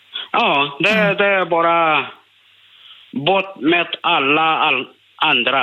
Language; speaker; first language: Swedish; non-native, learner; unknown